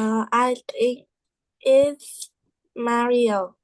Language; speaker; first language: English; non-native, learner; Vietnamese